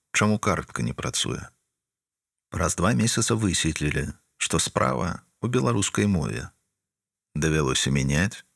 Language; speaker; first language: Belarusian; non-native, local second language; Russian